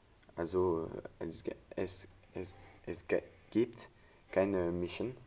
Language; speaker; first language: German; non-native, learner; French